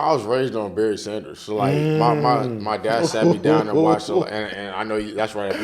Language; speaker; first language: English; native; English